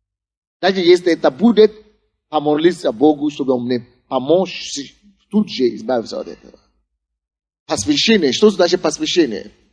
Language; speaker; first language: Russian; non-native, fluent; Yoruba